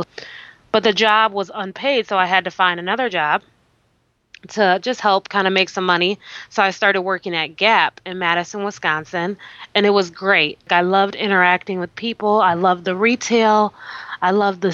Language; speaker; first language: English; native; English